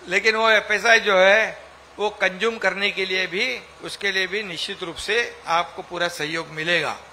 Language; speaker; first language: Hindi; non-native, local second language; Marathi